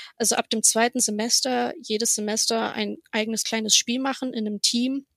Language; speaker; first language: German; native; German